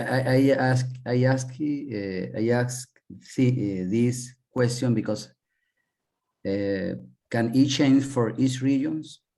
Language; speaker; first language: English; non-native, learner; Spanish